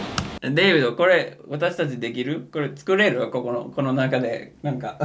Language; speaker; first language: Japanese; non-native, fluent; English